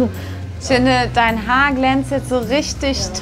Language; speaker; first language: German; native; German